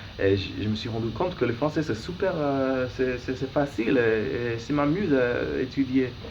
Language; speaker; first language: French; non-native, learner; English